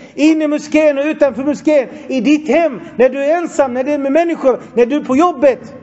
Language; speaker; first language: Swedish; non-native, fluent; Arabic